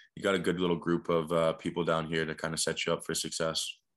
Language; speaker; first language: English; native; English